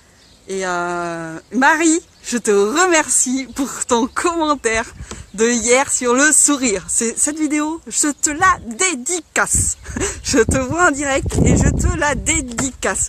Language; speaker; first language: French; native; French